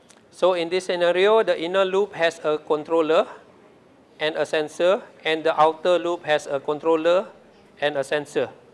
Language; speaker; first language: English; non-native, local second language; Malay